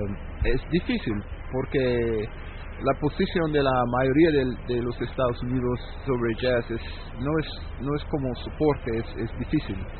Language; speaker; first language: Spanish; non-native, fluent; English